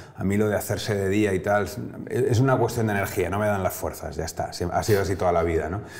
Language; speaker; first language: Spanish; native; Spanish